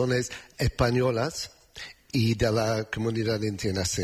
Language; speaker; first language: Spanish; non-native, fluent; English